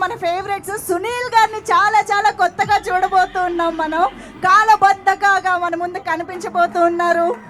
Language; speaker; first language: Telugu; native; Telugu